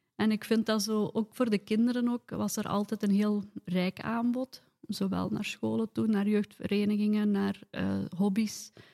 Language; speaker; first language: Dutch; native; Dutch